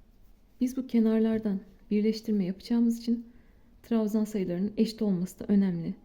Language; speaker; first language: Turkish; native; Turkish